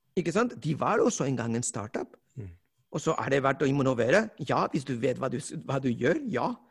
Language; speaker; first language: Norwegian; non-native, fluent; Spanish